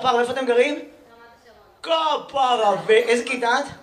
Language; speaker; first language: Hebrew; native; Hebrew